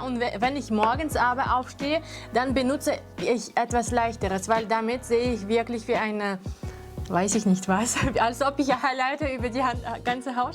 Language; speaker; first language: German; non-native, fluent; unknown